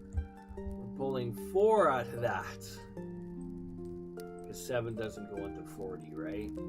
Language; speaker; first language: English; native; English